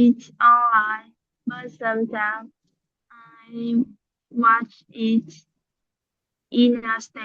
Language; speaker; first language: English; non-native, learner; Vietnamese